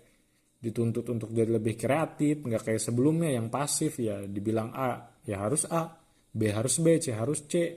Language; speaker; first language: Indonesian; native; Indonesian